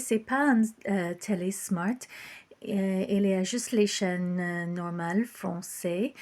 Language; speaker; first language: French; non-native, fluent; English